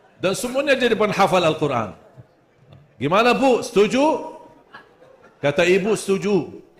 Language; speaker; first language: Malay; non-native, fluent; Arabic